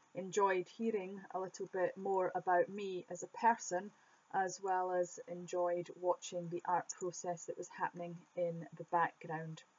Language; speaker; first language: English; native; English